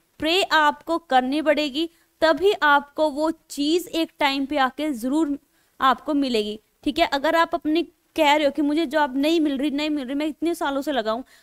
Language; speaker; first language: Hindi; non-native, local second language; Punjabi